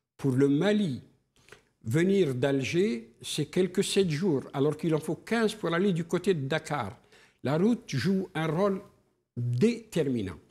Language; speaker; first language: French; non-native, local second language; Arabic